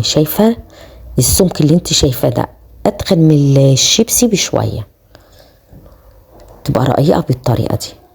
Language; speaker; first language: Arabic; native; Arabic